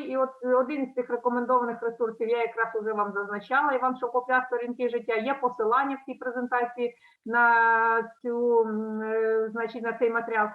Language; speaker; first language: Ukrainian; native; Ukrainian